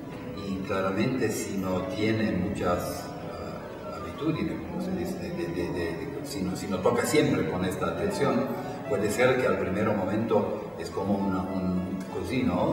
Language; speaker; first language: Spanish; non-native, fluent; Italian